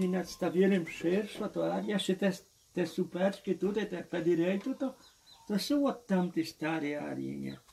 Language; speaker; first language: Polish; early bilingual, heritage; Polish